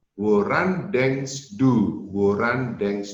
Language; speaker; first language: German; non-native, fluent; Indonesian